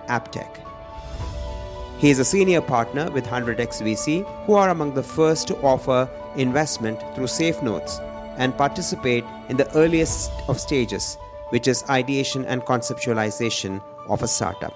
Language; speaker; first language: English; non-native, local second language; Malayalam